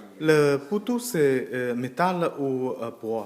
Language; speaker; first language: French; non-native, learner; Chinese